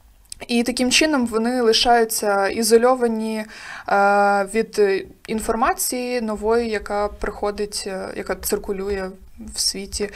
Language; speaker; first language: Ukrainian; native; Ukrainian